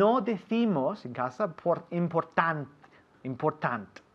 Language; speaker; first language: Spanish; non-native, fluent; English